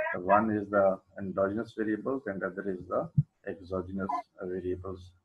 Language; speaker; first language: English; non-native, local second language; Urdu